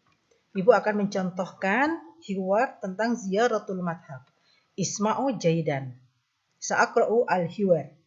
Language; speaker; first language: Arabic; non-native, fluent; Indonesian